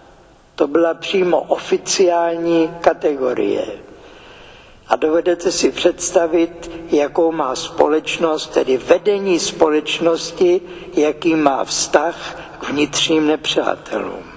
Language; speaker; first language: Czech; native; Czech